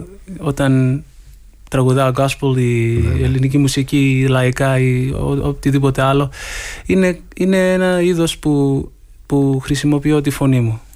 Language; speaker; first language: Greek; early bilingual, heritage; Greek